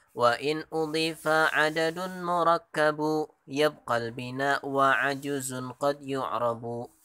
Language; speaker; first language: Arabic; non-native, learner; Indonesian